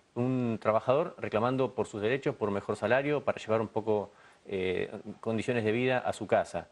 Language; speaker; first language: Spanish; native; Spanish